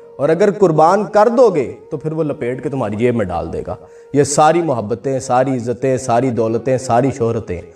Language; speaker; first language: Urdu; non-native, local second language; Punjabi